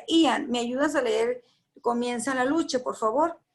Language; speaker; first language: Spanish; native; Spanish